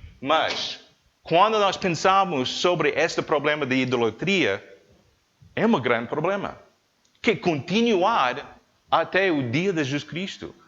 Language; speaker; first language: Portuguese; non-native, learner; English